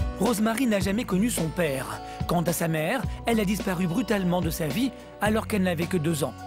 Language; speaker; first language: French; native; French